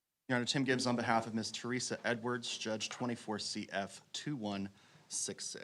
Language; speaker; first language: English; native; English